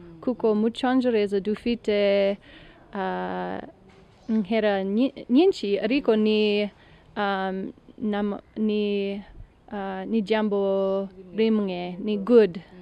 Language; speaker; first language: Kinyarwanda; non-native, learner; English